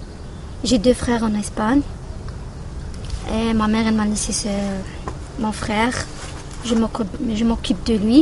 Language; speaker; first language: French; non-native, local second language; Arabic